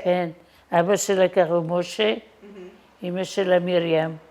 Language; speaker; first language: Hebrew; non-native, fluent; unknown